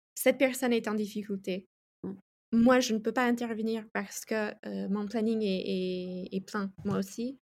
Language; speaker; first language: French; non-native, fluent; English